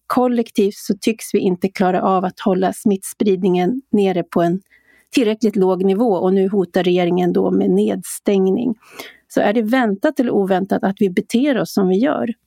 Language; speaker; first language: Swedish; native; Swedish